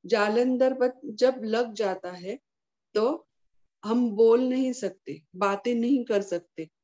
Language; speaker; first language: Hindi; non-native, local second language; Marathi